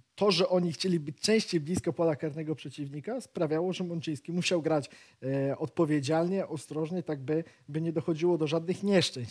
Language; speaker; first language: Polish; native; Polish